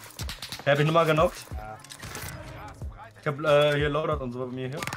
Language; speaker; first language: German; native; German